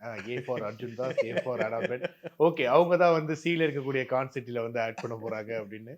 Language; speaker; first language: Tamil; native; Tamil